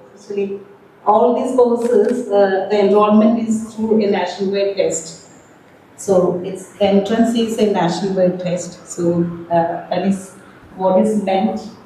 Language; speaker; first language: English; non-native, local second language; Malayalam